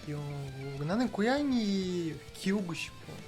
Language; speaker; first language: Korean; non-native, learner; Russian